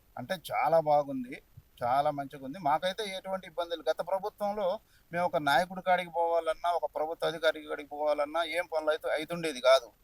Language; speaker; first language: Telugu; native; Telugu